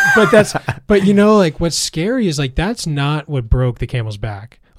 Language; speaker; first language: English; native; English